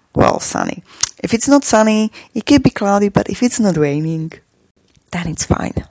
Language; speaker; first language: English; non-native, fluent; Slovak